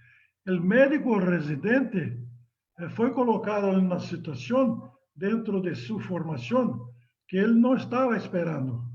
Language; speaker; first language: Spanish; non-native, learner; Portuguese